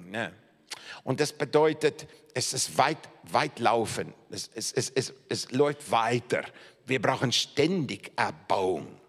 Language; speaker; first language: German; non-native, fluent; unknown